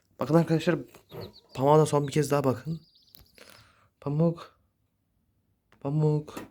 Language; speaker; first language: Turkish; native; Turkish